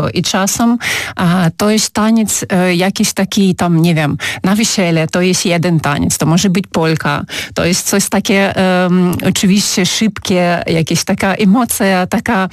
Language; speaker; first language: Polish; non-native, fluent; Ukrainian